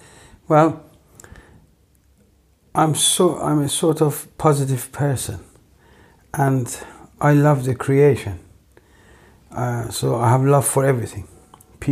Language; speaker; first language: English; non-native, fluent; Persian